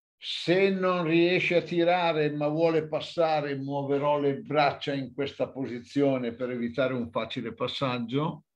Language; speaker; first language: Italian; native; Italian